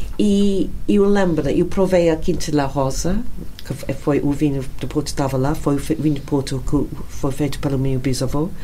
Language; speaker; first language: Portuguese; non-native, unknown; English